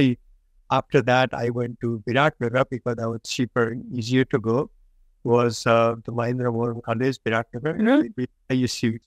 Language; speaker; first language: English; non-native, local second language; Nepali